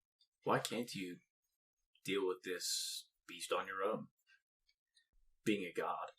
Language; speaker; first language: English; native; English